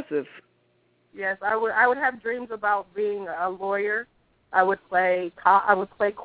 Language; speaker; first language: English; native; English